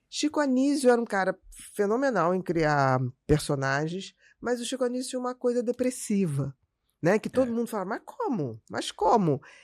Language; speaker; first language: Portuguese; native; Portuguese